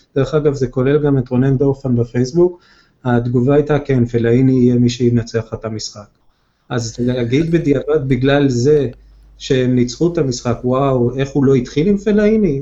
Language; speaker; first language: Hebrew; native; Hebrew